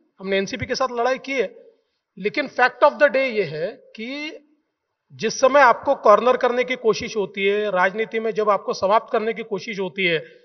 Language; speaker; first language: Hindi; non-native, local second language; Marathi